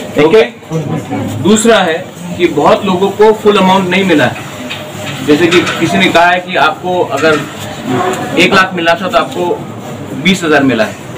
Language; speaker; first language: Hindi; non-native, local second language; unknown